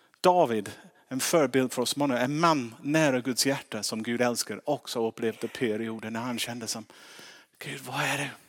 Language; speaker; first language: Swedish; non-native, fluent; English